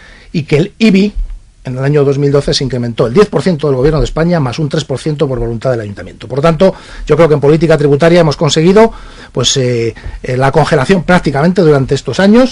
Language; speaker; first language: Spanish; native; Spanish